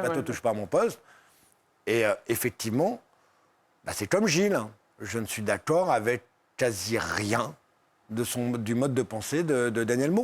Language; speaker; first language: French; native; French